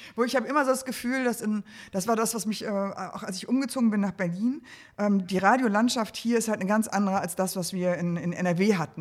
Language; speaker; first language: German; native; German